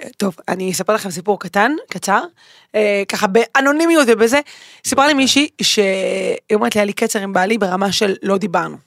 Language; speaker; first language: Hebrew; native; Hebrew